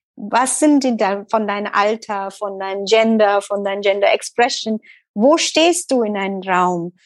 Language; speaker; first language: German; non-native, learner; Tamil